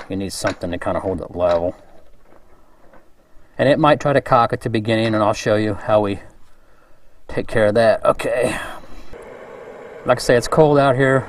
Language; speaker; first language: English; native; English